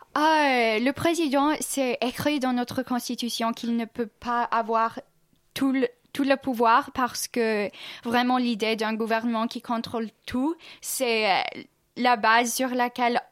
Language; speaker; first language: French; non-native, fluent; English